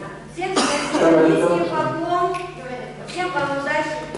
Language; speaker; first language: Russian; non-native, fluent; Mongolian